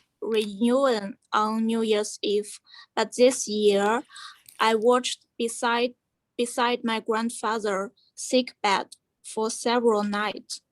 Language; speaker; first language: English; non-native, fluent; Chinese